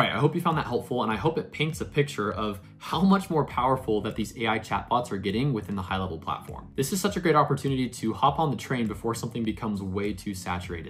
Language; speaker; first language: English; native; English